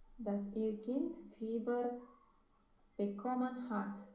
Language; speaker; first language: German; non-native, learner; Romanian